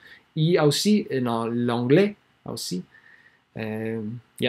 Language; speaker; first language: French; non-native, learner; English